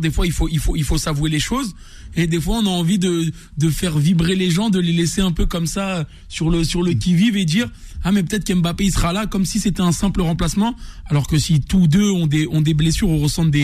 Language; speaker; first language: French; native; French